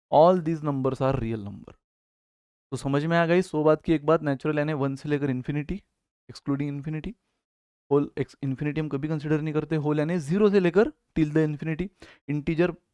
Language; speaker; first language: Hindi; native; Hindi